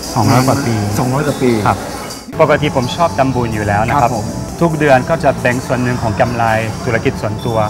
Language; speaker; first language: Thai; non-native, fluent; French